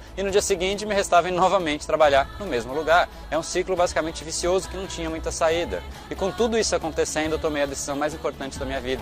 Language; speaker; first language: Portuguese; native; Portuguese